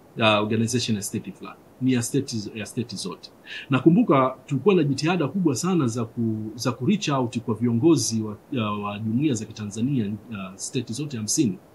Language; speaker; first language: Swahili; native; Swahili